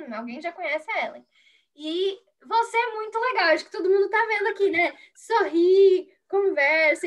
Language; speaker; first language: Portuguese; native; Portuguese